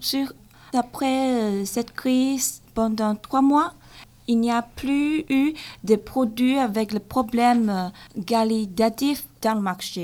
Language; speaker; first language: French; non-native, learner; Chinese